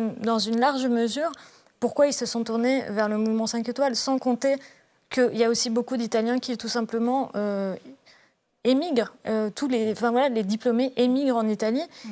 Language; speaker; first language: French; native; French